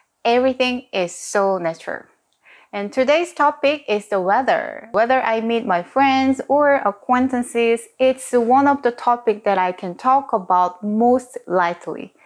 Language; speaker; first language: English; non-native, fluent; Korean